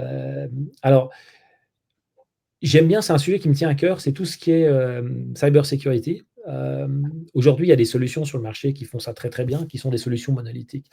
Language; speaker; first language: French; native; French